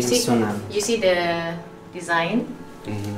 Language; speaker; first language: English; non-native, learner; Indonesian